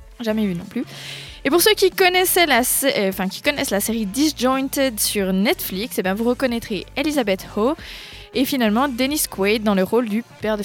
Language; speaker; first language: French; native; French